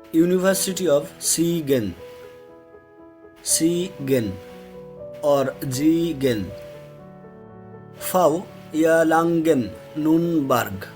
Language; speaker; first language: German; non-native, learner; Bangla